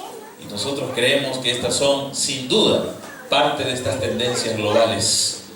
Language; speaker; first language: Spanish; native; Spanish